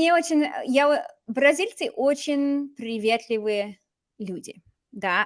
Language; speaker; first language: Russian; non-native, fluent; English